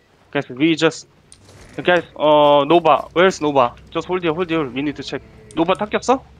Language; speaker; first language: English; non-native, learner; Korean